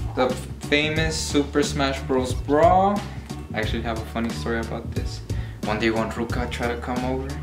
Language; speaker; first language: English; native; English